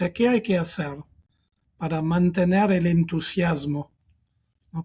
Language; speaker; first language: Spanish; non-native, fluent; German